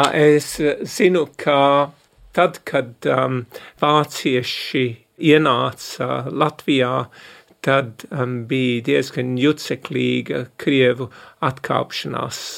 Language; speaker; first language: Latvian; early bilingual, heritage; Latvian